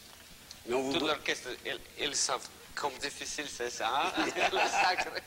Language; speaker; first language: French; non-native, learner; Russian